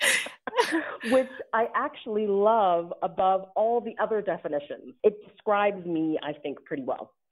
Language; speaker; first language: English; native; English